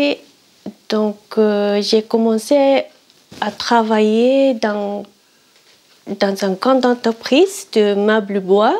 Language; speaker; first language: French; non-native, learner; Japanese